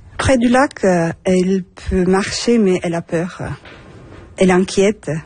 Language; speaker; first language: French; non-native, learner; Turkish